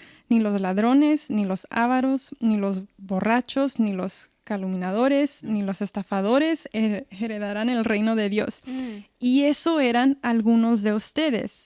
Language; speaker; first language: Spanish; early bilingual, heritage; Spanish